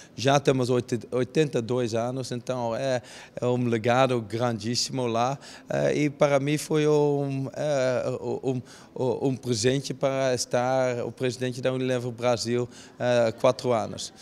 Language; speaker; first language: Portuguese; non-native, learner; Dutch